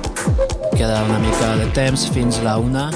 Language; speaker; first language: Catalan; non-native, fluent; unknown